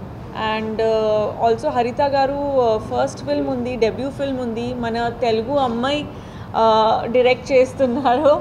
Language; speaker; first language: Telugu; non-native, fluent; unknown